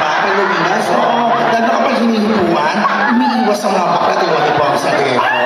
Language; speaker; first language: Filipino; native; Filipino